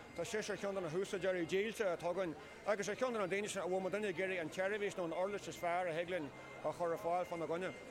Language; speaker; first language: Irish; native; Irish